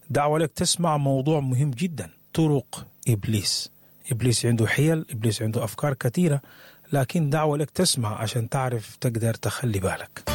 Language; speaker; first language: Arabic; non-native, local second language; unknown